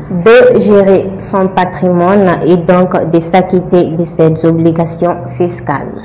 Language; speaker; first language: French; non-native, local second language; Bambara